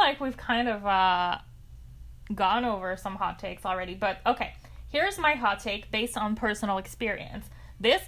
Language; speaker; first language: English; non-native, fluent; French